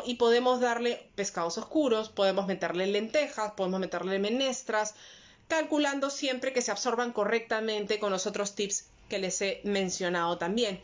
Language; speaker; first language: Spanish; native; Spanish